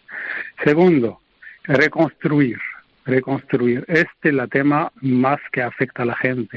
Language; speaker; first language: Spanish; non-native, fluent; Arabic